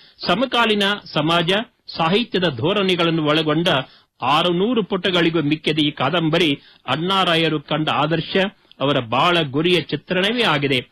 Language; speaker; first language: Kannada; native; Kannada